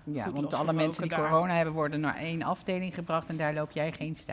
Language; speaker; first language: Dutch; native; Dutch